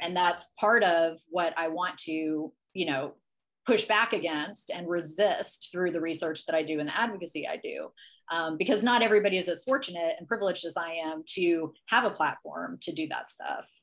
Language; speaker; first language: English; native; English